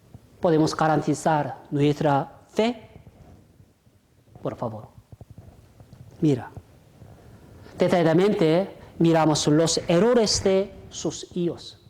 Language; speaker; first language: Spanish; non-native, fluent; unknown